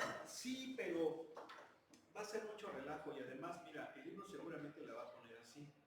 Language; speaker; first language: Spanish; native; Spanish